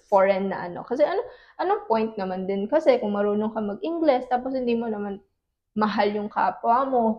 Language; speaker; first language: Filipino; non-native, local second language; Chavacano